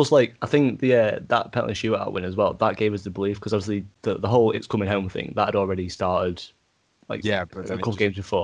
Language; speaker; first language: English; native; English